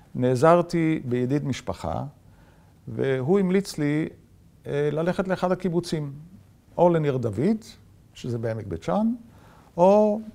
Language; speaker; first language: Hebrew; early bilingual, other home language; Yiddish